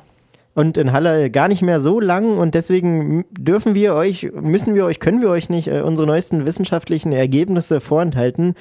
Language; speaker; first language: German; native; German